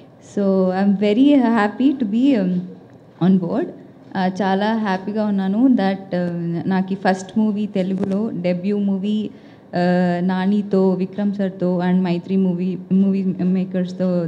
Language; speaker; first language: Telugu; non-native, learner; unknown